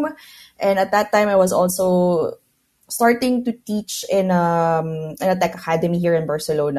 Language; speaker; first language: English; non-native, local second language; Filipino